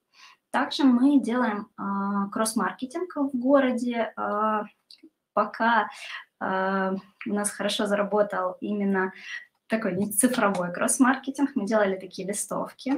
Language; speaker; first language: Russian; native; Russian